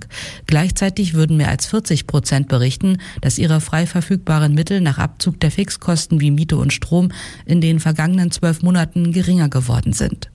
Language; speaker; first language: German; native; German